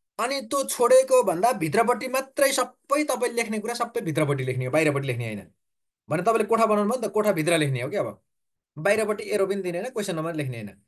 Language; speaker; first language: Nepali; native; Nepali